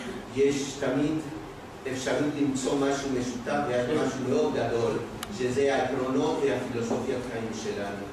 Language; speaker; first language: Hebrew; non-native, fluent; Spanish